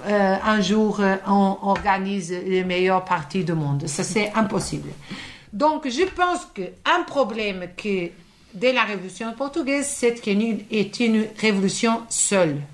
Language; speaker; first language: French; non-native, fluent; Portuguese